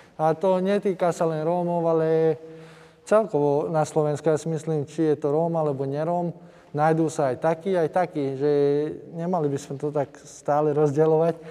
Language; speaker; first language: Slovak; non-native, local second language; Hungarian